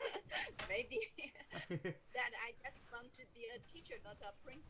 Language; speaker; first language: English; non-native, learner; Chinese